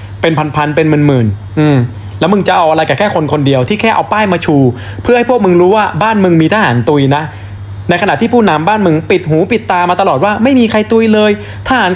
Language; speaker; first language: Thai; native; Thai